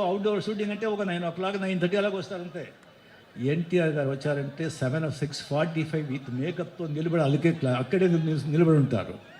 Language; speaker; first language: Telugu; non-native, fluent; Marathi